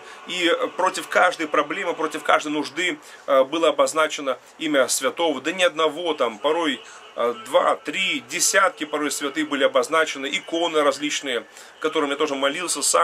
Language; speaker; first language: Russian; native; Russian